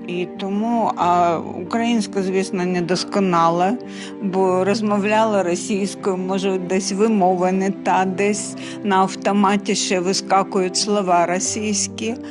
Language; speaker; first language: Ukrainian; non-native, local second language; Russian